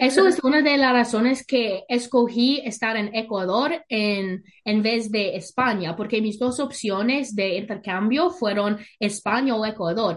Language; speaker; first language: Spanish; non-native, learner; English